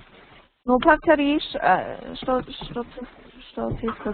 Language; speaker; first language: Russian; non-native, learner; English